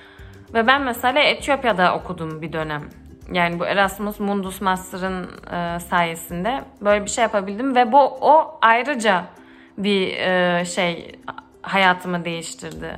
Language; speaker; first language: Turkish; early bilingual, heritage; Turkish